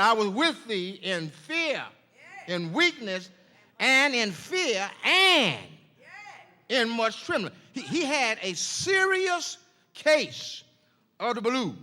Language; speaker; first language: English; native; English